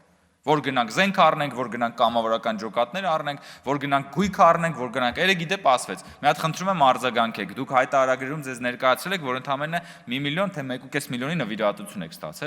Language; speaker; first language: Armenian; native; Armenian